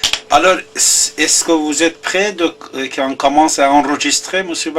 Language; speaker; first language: French; non-native, fluent; Persian